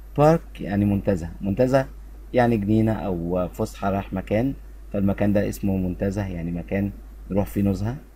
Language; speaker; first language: Arabic; native; Arabic